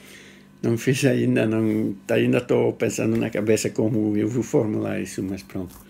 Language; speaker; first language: Portuguese; non-native, fluent; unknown